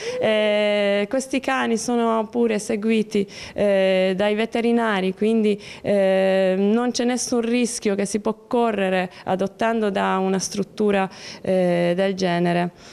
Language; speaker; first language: Italian; native; Italian